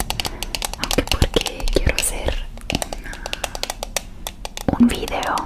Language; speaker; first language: Spanish; non-native, fluent; Italian